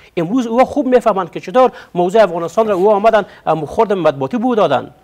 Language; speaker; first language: Persian; non-native, local second language; Pashto